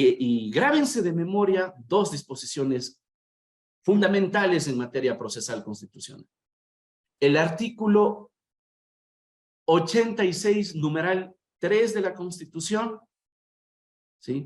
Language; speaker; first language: Spanish; native; Spanish